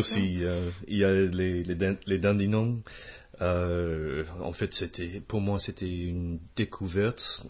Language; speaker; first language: French; non-native, fluent; English